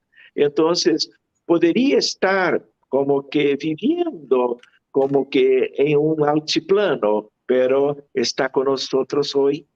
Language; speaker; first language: Spanish; non-native, fluent; Portuguese